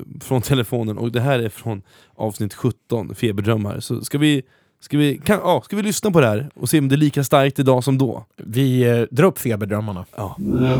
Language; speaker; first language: Swedish; native; Swedish